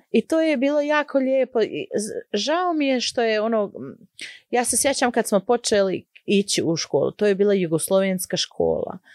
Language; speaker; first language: Croatian; early bilingual, heritage; Bosnian